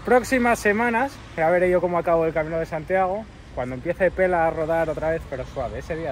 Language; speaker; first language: Spanish; native; Spanish